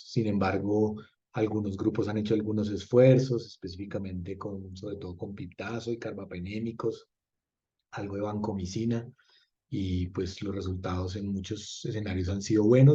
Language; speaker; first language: Spanish; native; Spanish